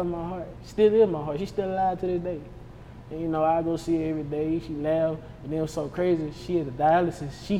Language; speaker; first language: English; native; English